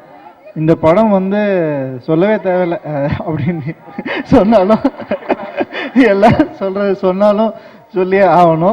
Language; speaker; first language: Tamil; native; Tamil